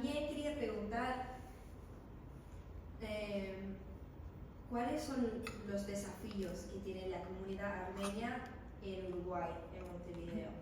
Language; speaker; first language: Spanish; non-native, learner; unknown